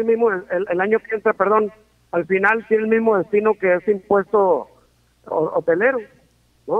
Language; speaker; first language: Spanish; native; Spanish